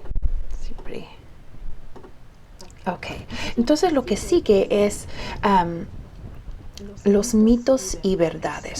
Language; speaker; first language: Spanish; early bilingual, heritage; Spanish